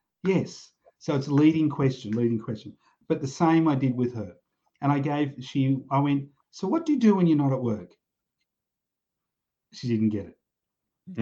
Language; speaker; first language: English; native; English